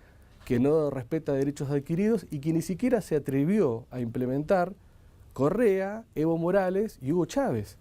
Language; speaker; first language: Spanish; native; Spanish